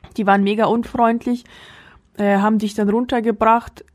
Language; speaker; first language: German; early bilingual, other home language; Russian